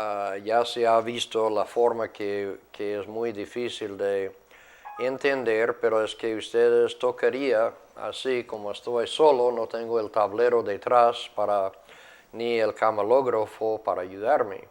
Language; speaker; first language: Spanish; non-native, fluent; English